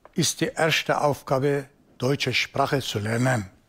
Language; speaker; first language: German; non-native, learner; Turkish